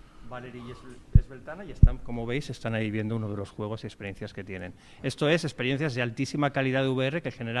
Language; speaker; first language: Spanish; native; Spanish